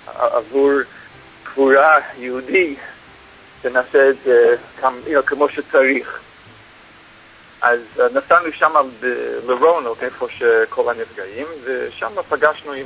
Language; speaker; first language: Hebrew; non-native, fluent; English